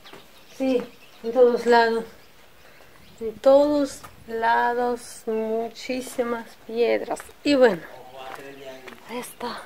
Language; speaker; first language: Spanish; non-native, learner; Russian